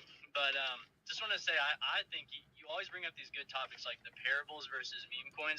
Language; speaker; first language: English; native; English